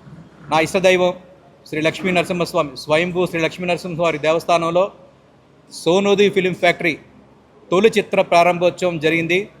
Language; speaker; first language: Telugu; native; Telugu